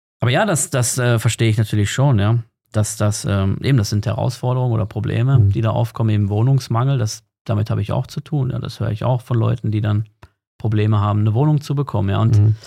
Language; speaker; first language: German; native; German